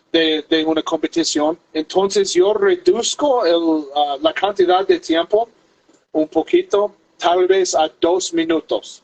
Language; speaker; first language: Spanish; non-native, fluent; English